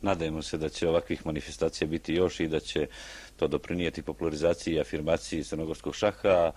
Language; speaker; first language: Bosnian; native; Bosnian